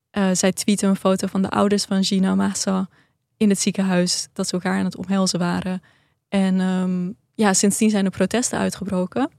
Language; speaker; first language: Dutch; early bilingual, other home language; Persian